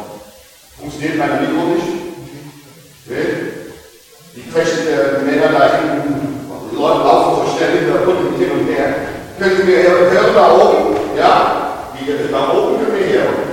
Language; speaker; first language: German; non-native, learner; English